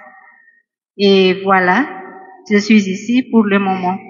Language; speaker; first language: French; non-native, local second language; Malagasy